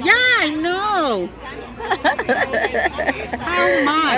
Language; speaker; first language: English; non-native, learner; Cantonese